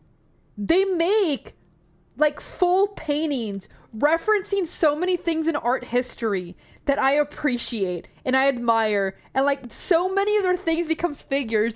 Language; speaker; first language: English; native; English